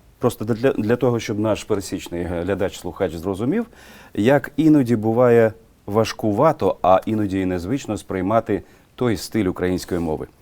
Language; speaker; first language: Ukrainian; non-native, local second language; Russian